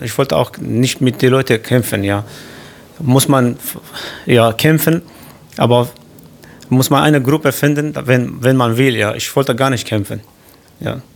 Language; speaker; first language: German; non-native, learner; Kurdish